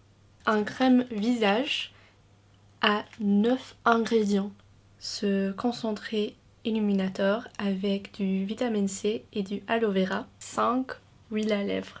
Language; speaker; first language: French; non-native, fluent; English